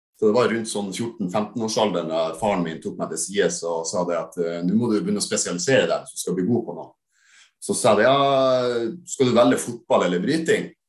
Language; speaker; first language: Norwegian; native; Norwegian